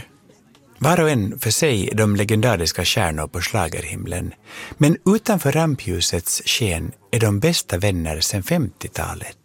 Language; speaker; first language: Swedish; native; Swedish